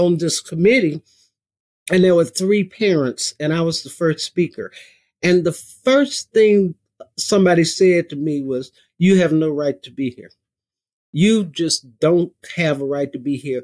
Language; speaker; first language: English; native; English